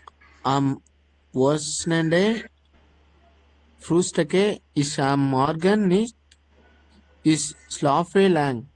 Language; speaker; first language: German; non-native, learner; Tamil